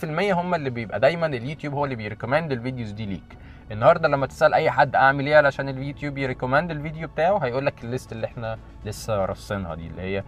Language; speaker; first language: Arabic; native; Arabic